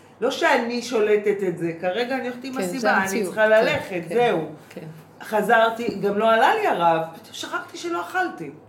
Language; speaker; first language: Hebrew; native; Hebrew